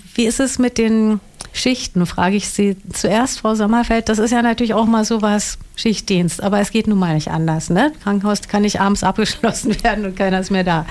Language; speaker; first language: German; native; German